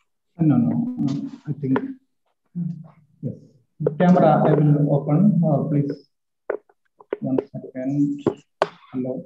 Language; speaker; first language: English; non-native, learner; Malayalam